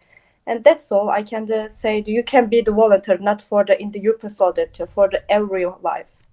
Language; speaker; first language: English; non-native, local second language; Turkish